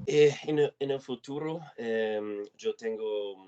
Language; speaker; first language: Spanish; non-native, learner; English